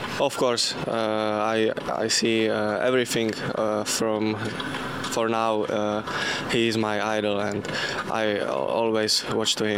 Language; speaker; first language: English; non-native, learner; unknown